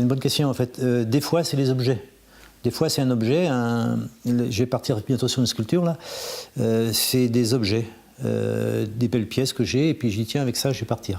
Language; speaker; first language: French; native; French